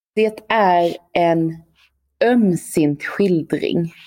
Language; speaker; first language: Swedish; native; Swedish